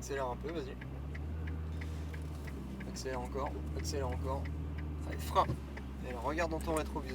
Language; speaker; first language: French; native; French